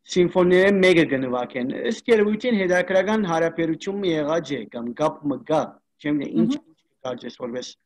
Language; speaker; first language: Armenian; native; Armenian